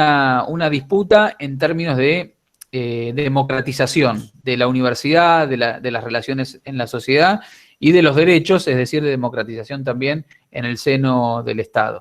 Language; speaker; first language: Spanish; native; Spanish